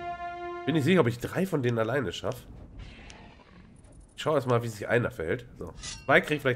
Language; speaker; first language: German; native; German